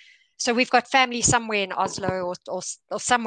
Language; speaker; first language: English; native; English